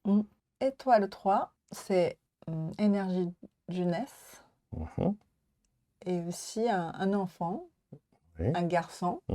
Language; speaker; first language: French; non-native, learner; Japanese